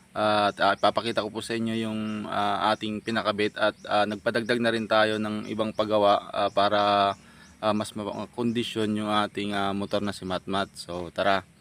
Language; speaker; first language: Filipino; native; Filipino